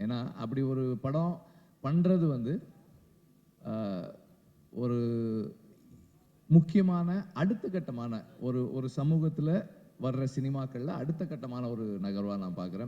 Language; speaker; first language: Tamil; native; Tamil